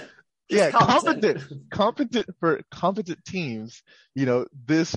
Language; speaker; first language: English; non-native, local second language; Yoruba